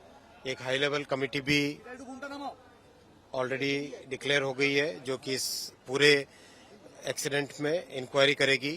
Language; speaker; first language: Hindi; native; Hindi